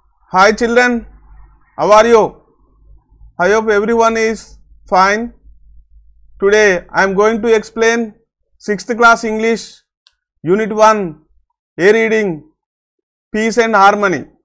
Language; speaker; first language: English; non-native, local second language; Telugu